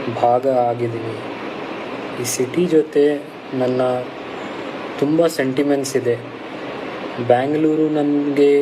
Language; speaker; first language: Kannada; non-native, local second language; Hindi